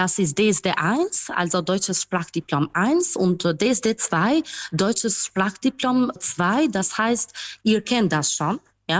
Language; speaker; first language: German; non-native, fluent; Albanian